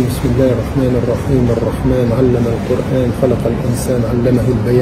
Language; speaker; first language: Arabic; non-native, fluent; French